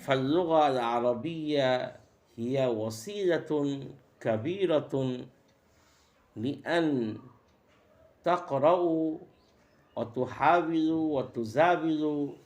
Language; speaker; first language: Arabic; non-native, fluent; Bangla